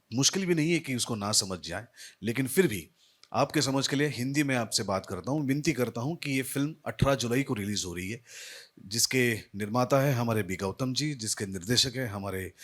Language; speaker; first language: Hindi; non-native, local second language; Marathi